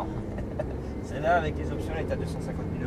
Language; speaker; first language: French; native; French